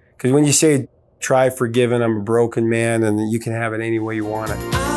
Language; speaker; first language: English; native; English